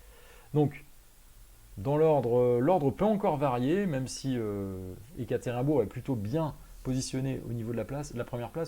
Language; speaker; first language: French; native; French